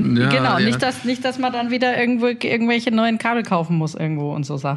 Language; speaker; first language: German; native; German